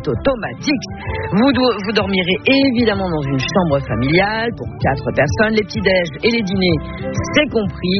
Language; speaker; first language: French; native; French